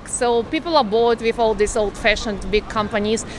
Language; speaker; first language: English; non-native, fluent; Russian